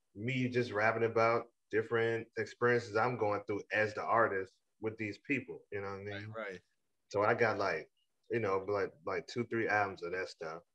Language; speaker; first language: English; native; English